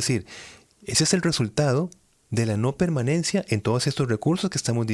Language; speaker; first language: Spanish; native; Spanish